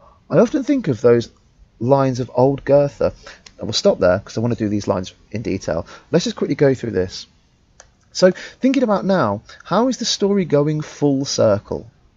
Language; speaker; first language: English; native; English